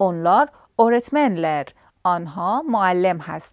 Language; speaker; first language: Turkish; non-native, fluent; Persian